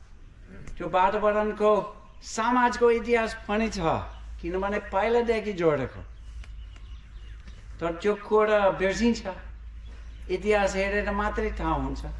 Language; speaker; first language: Nepali; non-native, fluent; English